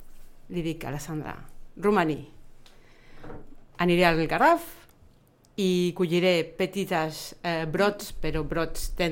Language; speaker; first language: Catalan; non-native, fluent; Spanish